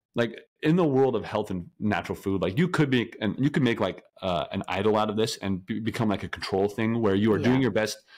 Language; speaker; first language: English; native; English